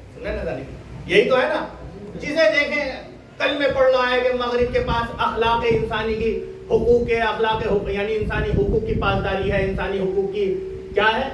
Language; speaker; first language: Urdu; native; Urdu